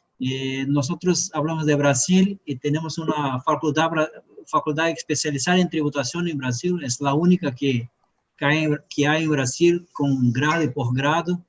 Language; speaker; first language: Spanish; non-native, fluent; Portuguese